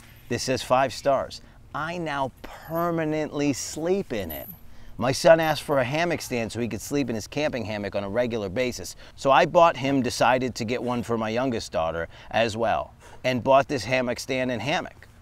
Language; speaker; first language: English; native; English